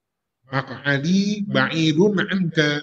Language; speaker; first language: Arabic; non-native, fluent; Indonesian